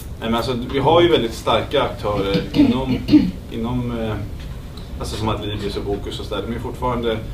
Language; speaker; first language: Swedish; native; Swedish